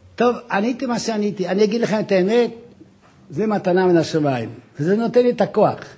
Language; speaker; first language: Hebrew; non-native, fluent; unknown